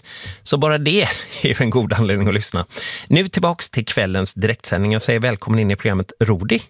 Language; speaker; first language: Swedish; native; Swedish